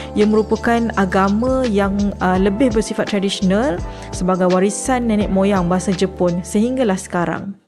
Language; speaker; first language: Malay; native; Malay